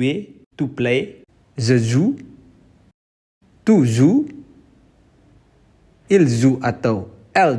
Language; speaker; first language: French; non-native, fluent; Indonesian